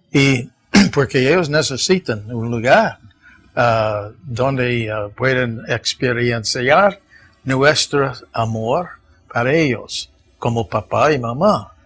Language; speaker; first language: Spanish; non-native, fluent; English